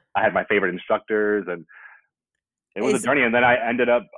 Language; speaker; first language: English; native; English